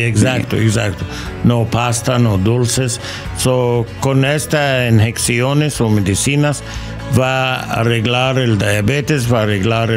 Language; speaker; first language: Spanish; non-native, learner; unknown